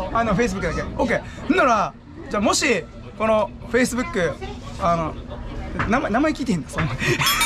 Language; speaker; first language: Japanese; native; Japanese